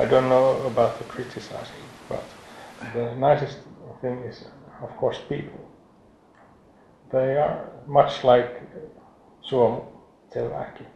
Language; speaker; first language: English; non-native, fluent; Finnish